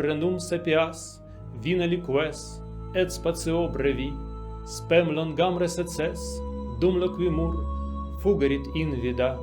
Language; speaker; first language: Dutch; non-native, learner; Russian